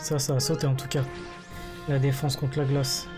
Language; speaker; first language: French; native; French